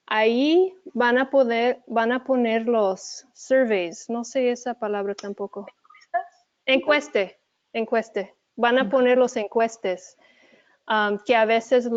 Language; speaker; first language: Spanish; early bilingual, heritage; Spanish